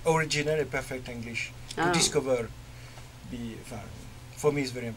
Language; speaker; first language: English; non-native, learner; French